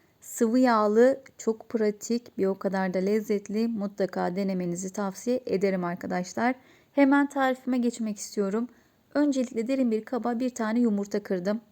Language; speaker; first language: Turkish; native; Turkish